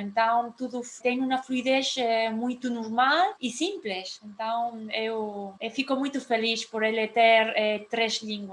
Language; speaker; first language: Portuguese; non-native, fluent; Spanish